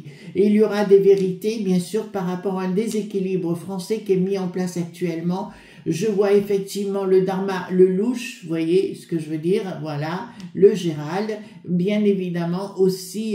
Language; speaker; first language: French; native; French